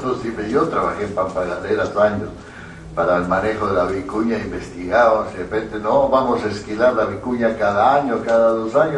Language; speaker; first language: Spanish; native; Spanish